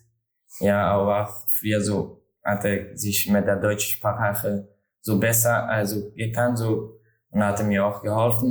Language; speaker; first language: German; non-native, learner; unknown